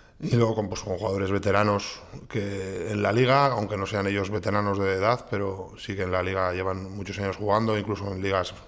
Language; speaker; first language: Spanish; native; Spanish